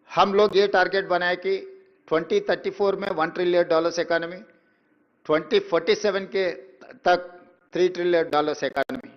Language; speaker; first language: Hindi; non-native, local second language; Telugu